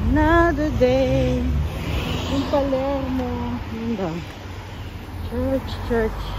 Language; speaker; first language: English; non-native, local second language; Filipino